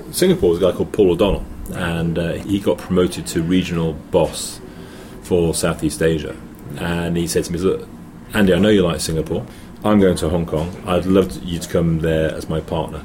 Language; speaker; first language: English; native; English